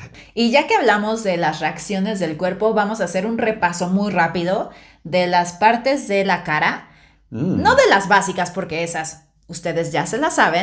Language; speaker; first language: Spanish; native; Spanish